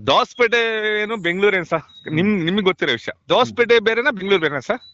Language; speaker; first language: Kannada; non-native, local second language; Marathi